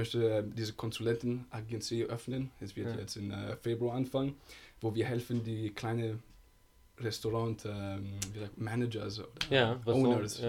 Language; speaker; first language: German; non-native, fluent; Italian